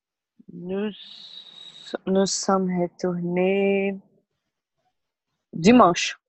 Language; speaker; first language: French; non-native, learner; Portuguese